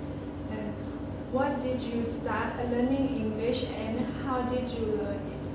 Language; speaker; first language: English; non-native, learner; Thai